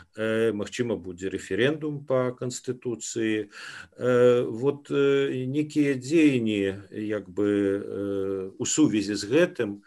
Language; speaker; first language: Belarusian; non-native, local second language; Russian